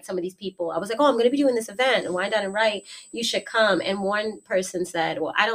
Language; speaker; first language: English; native; English